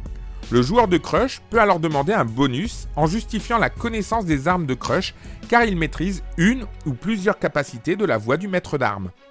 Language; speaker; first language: French; native; French